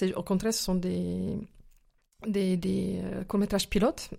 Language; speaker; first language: French; non-native, fluent; Slovak